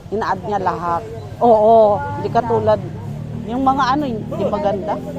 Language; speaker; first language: Filipino; non-native, local second language; Surigaonon